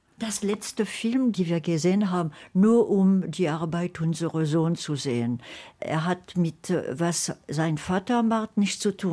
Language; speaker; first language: German; non-native, fluent; French